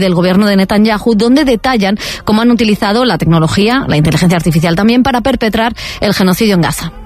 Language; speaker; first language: Spanish; native; Spanish